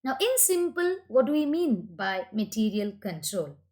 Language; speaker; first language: English; non-native, local second language; Kannada